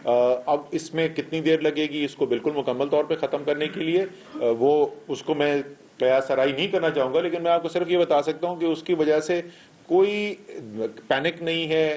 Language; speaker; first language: Urdu; native; Urdu